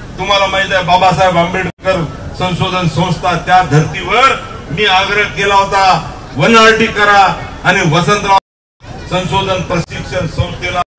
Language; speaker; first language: Marathi; non-native, local second language; Lambadi